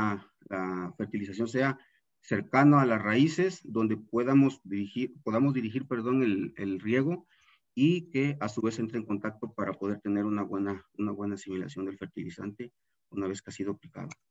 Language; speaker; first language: Spanish; native; Spanish